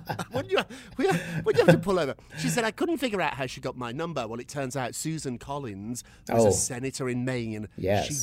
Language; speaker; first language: English; native; English